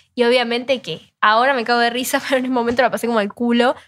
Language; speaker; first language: Spanish; native; Spanish